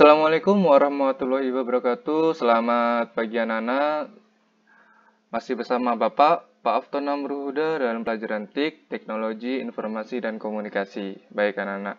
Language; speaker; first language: Indonesian; native; Indonesian